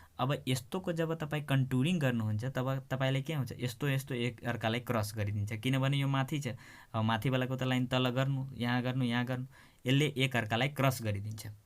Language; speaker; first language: Nepali; non-native, local second language; Maithili